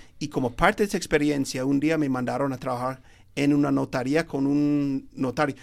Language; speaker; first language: Spanish; non-native, fluent; English